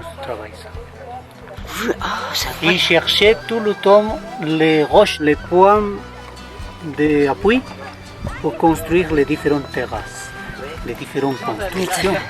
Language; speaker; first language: French; non-native, fluent; Spanish